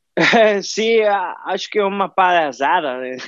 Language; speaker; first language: Portuguese; non-native, fluent; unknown